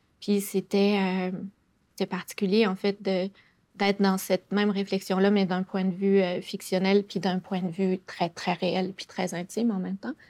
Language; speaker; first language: French; native; French